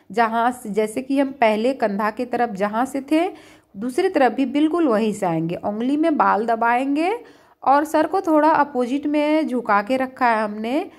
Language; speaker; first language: Hindi; native; Hindi